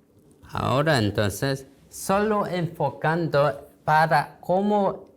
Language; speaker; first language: Spanish; non-native, learner; Korean